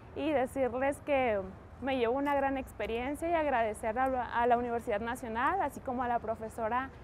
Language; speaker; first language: Spanish; native; Spanish